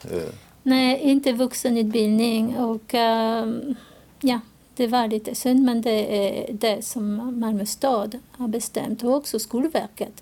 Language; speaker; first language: Swedish; non-native, fluent; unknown